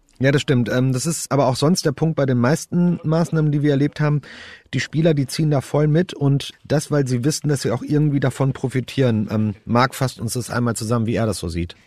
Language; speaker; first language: German; native; German